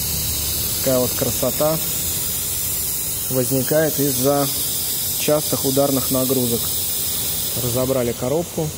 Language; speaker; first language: Russian; native; Russian